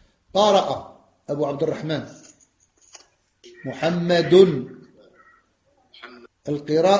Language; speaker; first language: Arabic; non-native, fluent; French